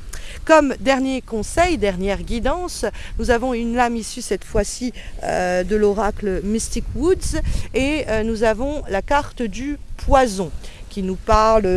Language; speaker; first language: French; native; French